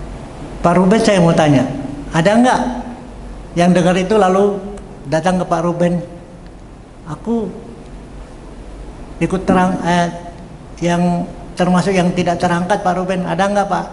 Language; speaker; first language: Indonesian; native; Indonesian